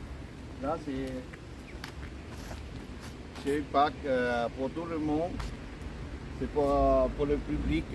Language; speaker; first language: French; non-native, learner; Hmong